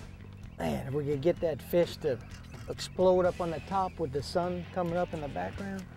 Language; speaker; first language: English; native; English